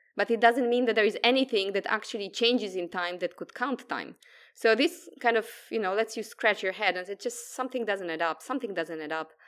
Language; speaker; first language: English; non-native, fluent; Polish